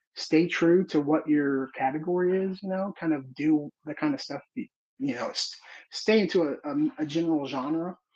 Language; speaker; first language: English; native; English